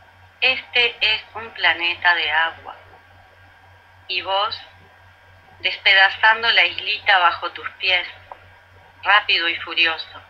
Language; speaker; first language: Spanish; native; Spanish